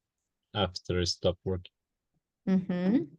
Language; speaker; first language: English; non-native, learner; Spanish